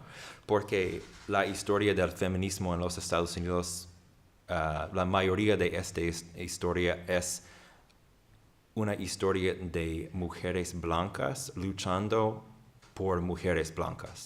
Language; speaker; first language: Spanish; non-native, fluent; English